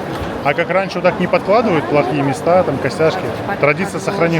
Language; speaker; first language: Russian; native; Russian